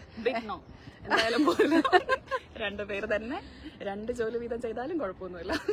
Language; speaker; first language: Malayalam; native; Malayalam